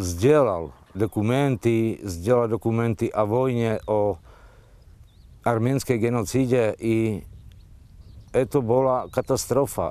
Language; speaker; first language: Russian; non-native, learner; Slovak